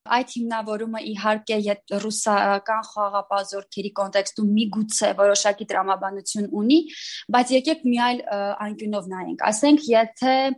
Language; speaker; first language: Armenian; native; Armenian